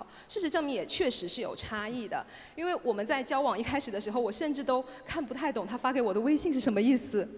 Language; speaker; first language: Chinese; native; Chinese